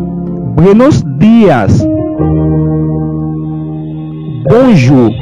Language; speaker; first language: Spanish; non-native, fluent; Haitian Creole